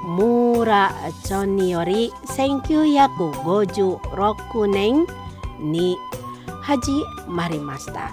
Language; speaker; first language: Japanese; non-native, fluent; Indonesian